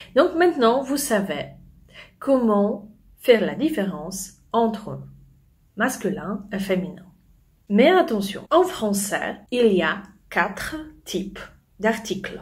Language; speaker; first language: French; non-native, fluent; Polish